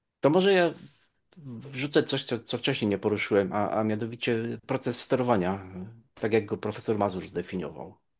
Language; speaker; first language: Polish; native; Polish